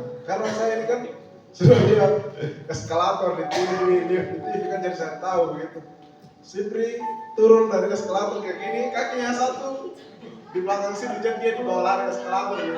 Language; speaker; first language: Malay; non-native, local second language; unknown